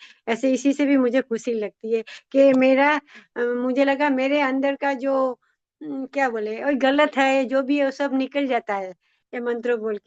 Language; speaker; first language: Hindi; non-native, local second language; Odia